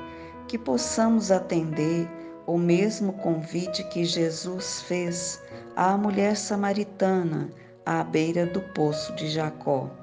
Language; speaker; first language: Portuguese; native; Portuguese